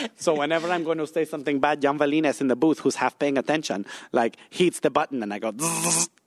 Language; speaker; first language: English; native; English